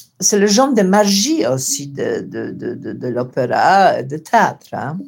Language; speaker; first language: French; non-native, learner; Polish